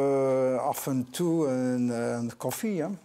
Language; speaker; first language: Dutch; non-native, local second language; French